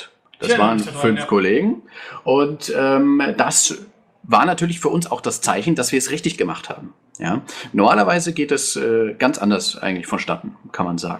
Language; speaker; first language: German; native; German